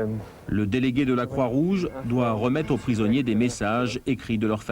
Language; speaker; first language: French; native; French